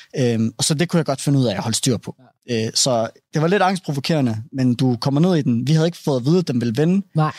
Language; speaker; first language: Danish; early bilingual, other home language; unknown